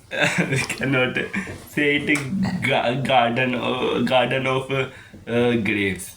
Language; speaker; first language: English; non-native, local second language; Urdu